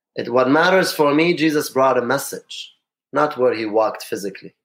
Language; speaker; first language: English; non-native, fluent; Arabic